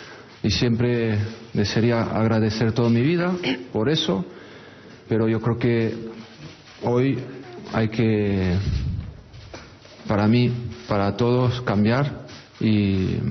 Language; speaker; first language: Spanish; non-native, fluent; French